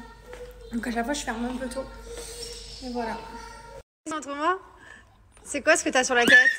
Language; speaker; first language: French; native; French